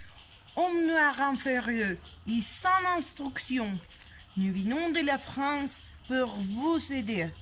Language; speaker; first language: French; non-native, learner; Spanish